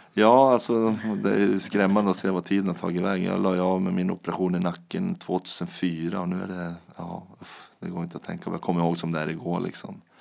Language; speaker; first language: Swedish; native; Swedish